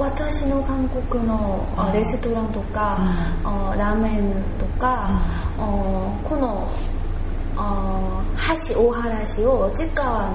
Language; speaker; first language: Japanese; non-native, learner; Korean